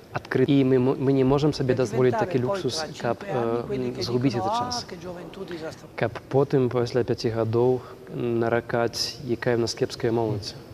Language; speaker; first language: Belarusian; non-native, fluent; Italian